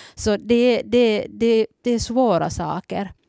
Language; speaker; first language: Swedish; early bilingual, other home language; Somali